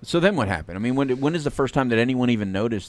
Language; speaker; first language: English; native; English